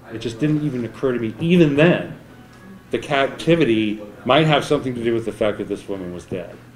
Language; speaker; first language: English; native; English